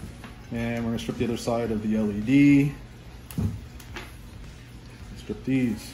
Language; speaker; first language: English; native; English